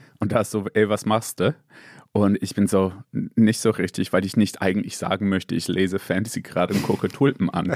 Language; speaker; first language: German; non-native, fluent; English